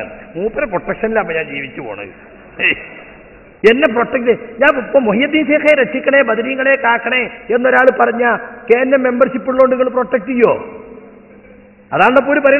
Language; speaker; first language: Malayalam; native; Malayalam